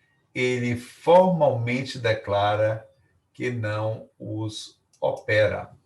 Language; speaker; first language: Portuguese; native; Portuguese